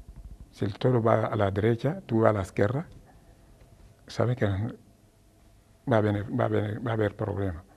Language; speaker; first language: Spanish; non-native, learner; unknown